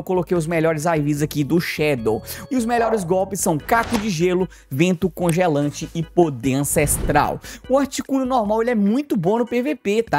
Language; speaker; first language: Portuguese; native; Portuguese